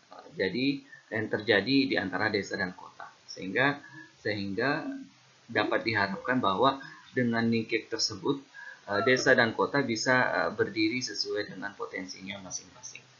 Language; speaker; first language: Indonesian; native; Indonesian